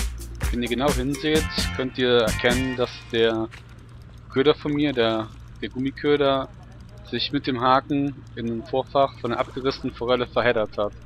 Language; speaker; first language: German; native; German